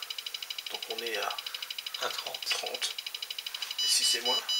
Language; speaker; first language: French; native; French